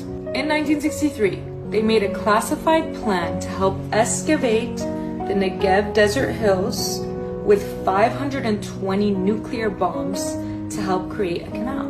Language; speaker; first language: English; native; English